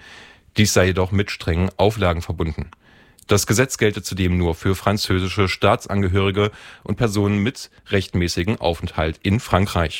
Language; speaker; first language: German; native; German